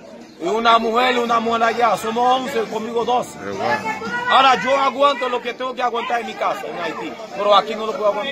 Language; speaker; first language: Spanish; non-native, learner; Haitian Creole